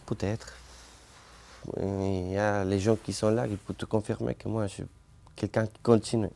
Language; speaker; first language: French; non-native, learner; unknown